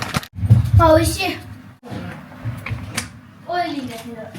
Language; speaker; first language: Japanese; native; Japanese